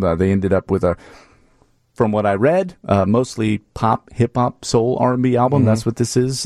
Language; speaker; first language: English; native; English